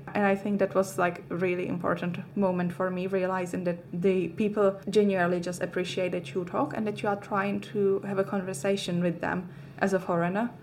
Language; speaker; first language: English; non-native, fluent; Czech